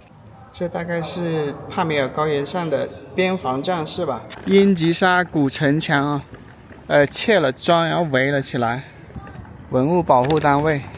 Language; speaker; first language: Chinese; native; Chinese